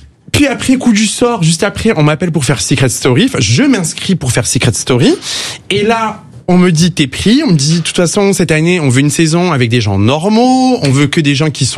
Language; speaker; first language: French; native; French